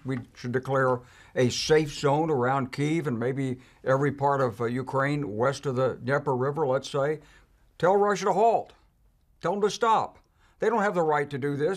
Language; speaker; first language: English; native; English